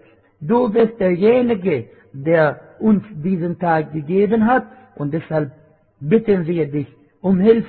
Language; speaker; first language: German; non-native, fluent; Arabic